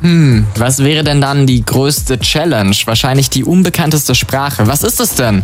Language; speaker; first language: German; native; German